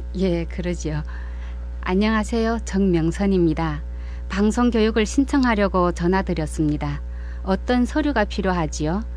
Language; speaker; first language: Korean; early bilingual, heritage; Korean